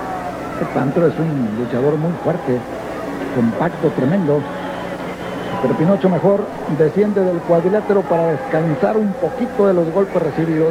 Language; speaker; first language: Spanish; native; Spanish